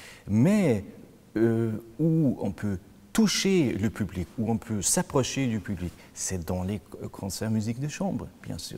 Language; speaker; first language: French; non-native, fluent; German